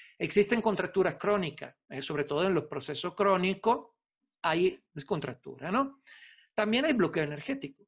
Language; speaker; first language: Spanish; non-native, fluent; Italian